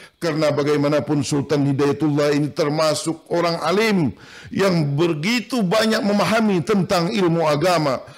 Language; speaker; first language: Indonesian; non-native, local second language; Banjar